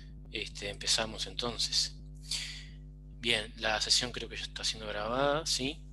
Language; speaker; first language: Spanish; native; Spanish